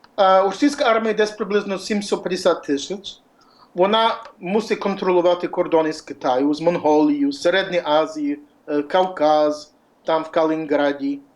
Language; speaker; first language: Ukrainian; early bilingual, heritage; Ukrainian